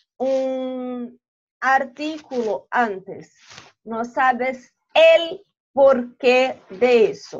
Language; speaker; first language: Spanish; non-native, fluent; Portuguese